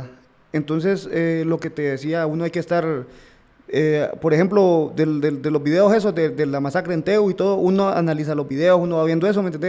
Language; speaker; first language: Spanish; native; Spanish